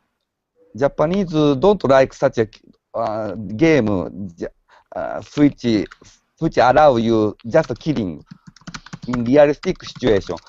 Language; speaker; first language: English; non-native, learner; Japanese